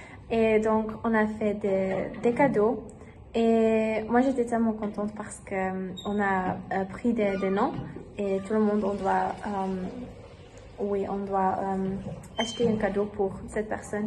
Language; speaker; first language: French; non-native, learner; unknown